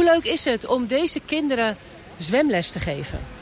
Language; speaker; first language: Dutch; native; Dutch